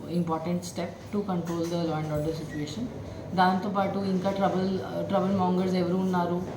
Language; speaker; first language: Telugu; non-native, fluent; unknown